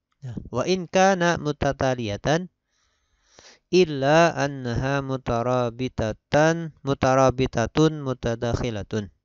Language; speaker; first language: Arabic; non-native, fluent; Indonesian